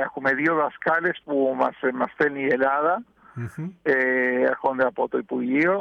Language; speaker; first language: Greek; early bilingual, heritage; Spanish